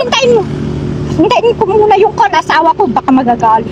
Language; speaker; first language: Filipino; non-native, local second language; Iloko